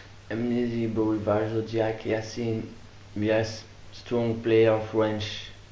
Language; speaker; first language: English; non-native, learner; French